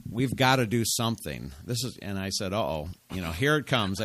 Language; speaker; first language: English; native; English